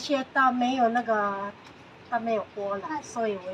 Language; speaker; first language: Chinese; non-native, learner; Filipino